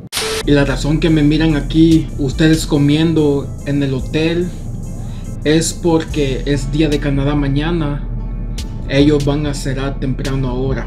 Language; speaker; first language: Spanish; early bilingual, other home language; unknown